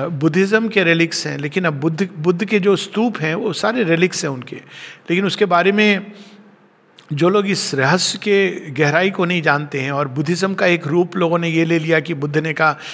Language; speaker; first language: Hindi; native; Hindi